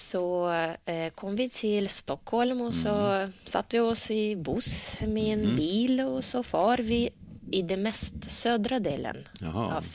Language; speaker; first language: Swedish; non-native, learner; Russian